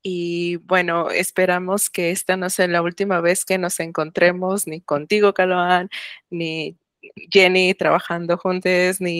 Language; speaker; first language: Spanish; native; Spanish